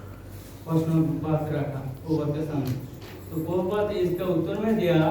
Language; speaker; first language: Hindi; non-native, local second language; Bangla